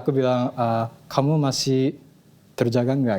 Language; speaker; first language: Indonesian; non-native, fluent; Japanese